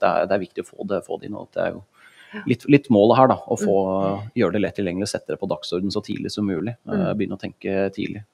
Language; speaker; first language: Norwegian; native; Norwegian